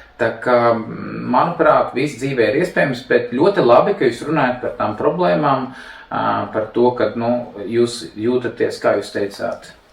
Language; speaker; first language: Latvian; non-native, local second language; Russian